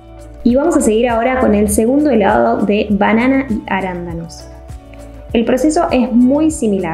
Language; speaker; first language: Spanish; native; Spanish